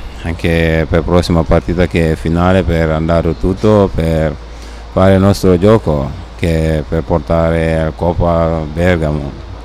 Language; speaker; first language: Italian; non-native, learner; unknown